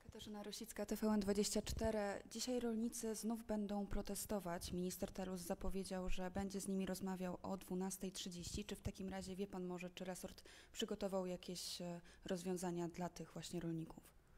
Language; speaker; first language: Polish; native; Polish